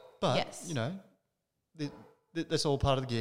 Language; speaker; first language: English; native; English